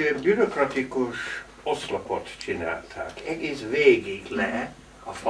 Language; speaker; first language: Hungarian; non-native, learner; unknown